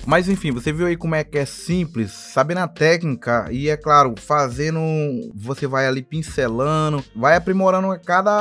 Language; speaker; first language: Portuguese; native; Portuguese